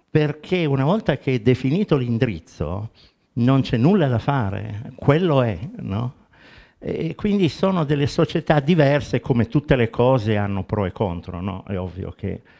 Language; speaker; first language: Italian; native; Italian